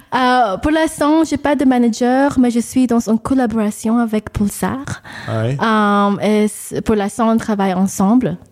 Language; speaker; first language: French; non-native, learner; English